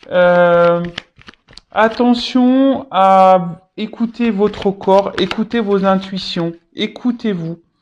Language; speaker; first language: French; native; French